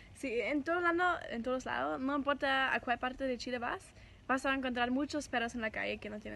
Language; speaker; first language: Spanish; non-native, fluent; German